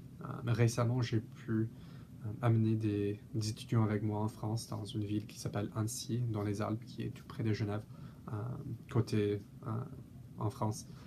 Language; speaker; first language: French; non-native, fluent; English